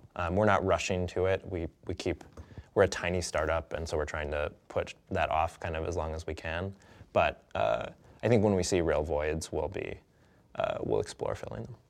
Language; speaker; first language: English; native; English